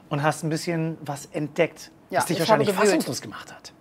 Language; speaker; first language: German; native; German